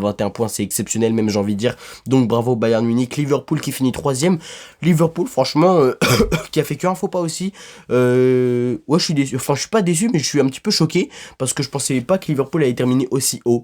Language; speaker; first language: French; native; French